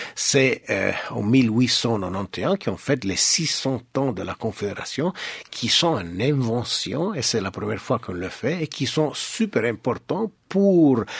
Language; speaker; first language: French; non-native, local second language; Italian